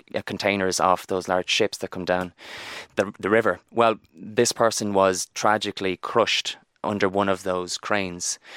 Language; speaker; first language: English; native; English